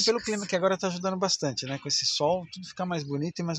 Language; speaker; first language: Portuguese; native; Portuguese